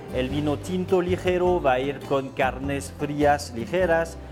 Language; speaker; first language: Spanish; non-native, fluent; French